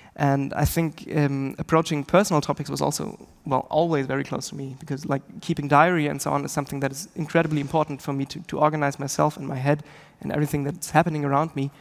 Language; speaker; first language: English; non-native, fluent; German